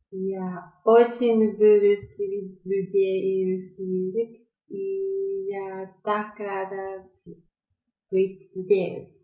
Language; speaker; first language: Russian; non-native, learner; English